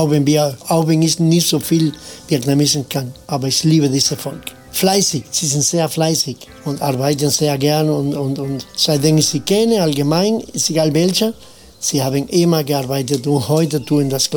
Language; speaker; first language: German; non-native, fluent; Spanish